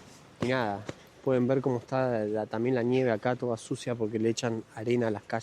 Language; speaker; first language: Spanish; native; Spanish